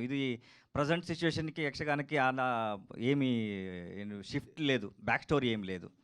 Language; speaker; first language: Telugu; non-native, learner; Kannada